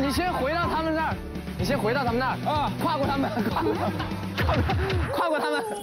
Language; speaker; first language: Chinese; native; Chinese